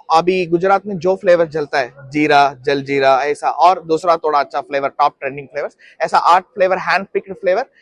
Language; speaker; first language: Hindi; non-native, local second language; Tamil